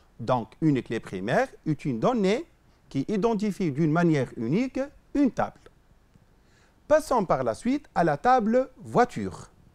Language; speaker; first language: French; non-native, local second language; Arabic